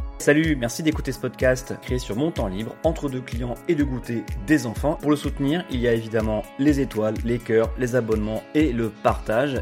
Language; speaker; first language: French; native; French